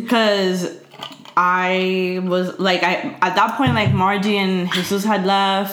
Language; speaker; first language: English; early bilingual, other home language; Spanish